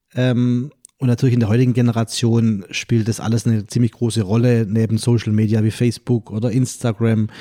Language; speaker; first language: German; non-native, fluent; French